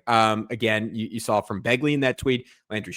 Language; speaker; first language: English; native; English